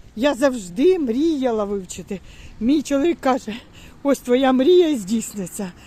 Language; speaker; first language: Ukrainian; native; Ukrainian